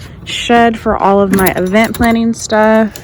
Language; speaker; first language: English; native; English